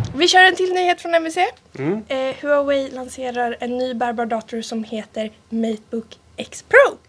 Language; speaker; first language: Swedish; early bilingual, other home language; Italian